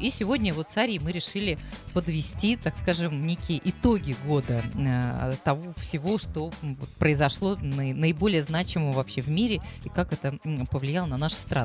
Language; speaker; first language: Russian; native; Russian